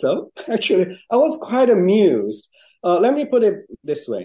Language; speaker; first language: English; non-native, fluent; Chinese